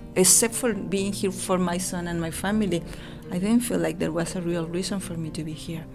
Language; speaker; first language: English; non-native, fluent; Spanish